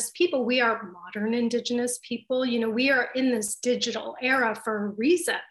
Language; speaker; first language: English; native; English